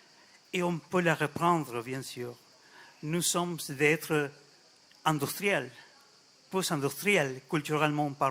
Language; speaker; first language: French; non-native, fluent; Spanish